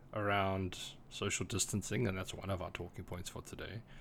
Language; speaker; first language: English; native; English